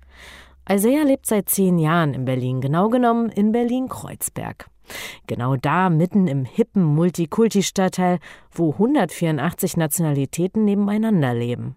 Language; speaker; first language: German; native; German